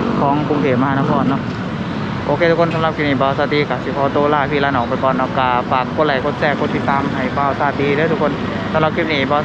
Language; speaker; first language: Thai; non-native, local second language; Northeastern Thai